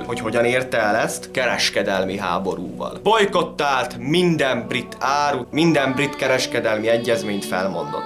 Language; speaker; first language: Hungarian; native; Hungarian